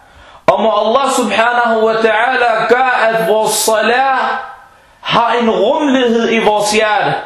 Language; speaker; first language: Danish; non-native, fluent; Arabic